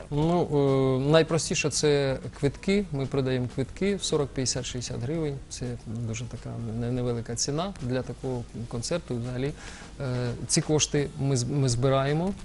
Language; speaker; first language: Ukrainian; non-native, local second language; Russian